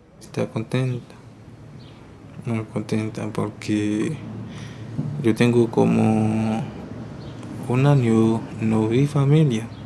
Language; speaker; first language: Spanish; non-native, learner; Haitian Creole